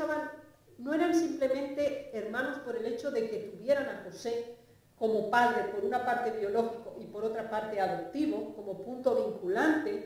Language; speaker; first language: Spanish; native; Spanish